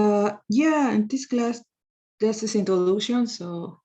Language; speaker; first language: English; non-native, learner; Spanish